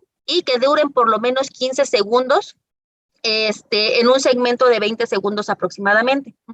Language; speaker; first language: Spanish; native; Spanish